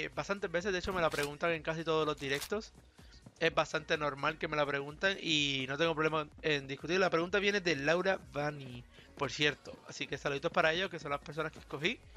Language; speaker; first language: Spanish; native; Spanish